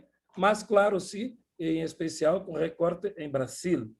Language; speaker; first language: Portuguese; non-native, fluent; Spanish